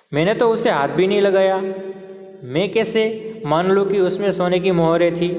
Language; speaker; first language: Hindi; non-native, local second language; Gujarati